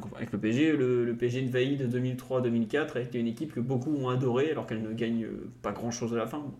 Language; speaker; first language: French; native; French